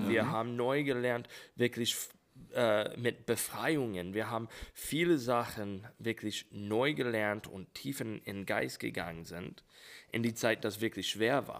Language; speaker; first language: German; non-native, fluent; English